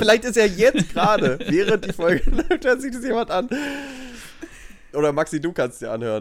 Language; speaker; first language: German; native; German